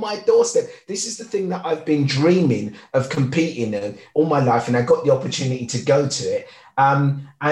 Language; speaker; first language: English; native; English